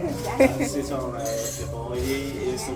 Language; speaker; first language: English; non-native, learner; Vietnamese